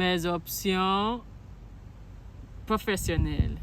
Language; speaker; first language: French; non-native, learner; Akan